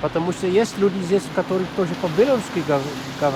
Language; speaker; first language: Russian; non-native, fluent; Dutch